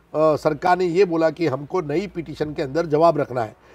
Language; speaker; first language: Hindi; non-native, local second language; Gujarati